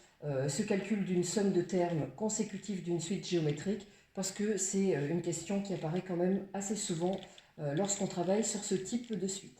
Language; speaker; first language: French; native; French